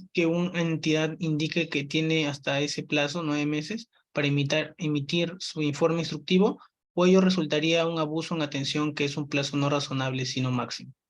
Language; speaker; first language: Spanish; native; Spanish